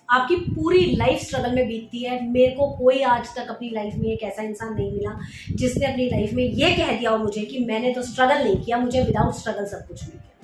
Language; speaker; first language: Hindi; native; Hindi